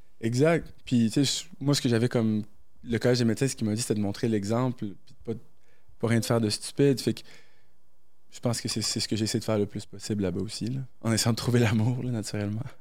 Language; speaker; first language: French; early bilingual, other home language; Arabic